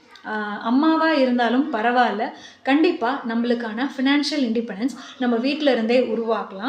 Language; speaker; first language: Tamil; native; Tamil